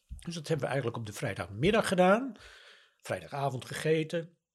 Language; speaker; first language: Dutch; native; Dutch